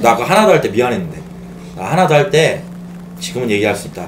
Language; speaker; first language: Korean; native; Korean